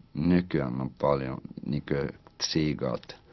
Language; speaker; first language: Finnish; early bilingual, other home language; Swedish